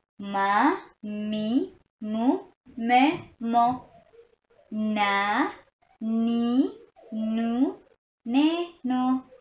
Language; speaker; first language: Russian; non-native, learner; Indonesian